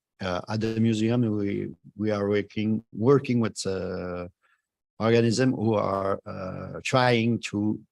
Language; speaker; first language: English; non-native, fluent; French